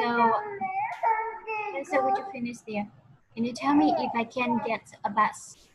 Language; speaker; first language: English; non-native, fluent; Vietnamese